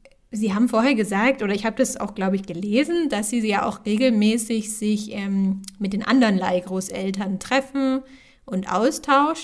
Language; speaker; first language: German; native; German